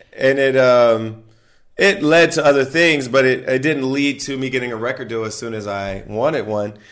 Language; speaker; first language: English; native; English